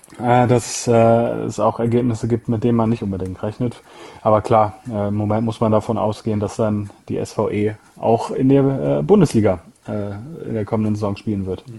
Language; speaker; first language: German; native; German